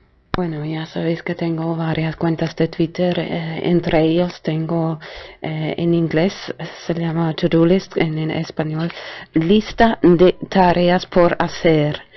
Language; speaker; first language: Spanish; non-native, fluent; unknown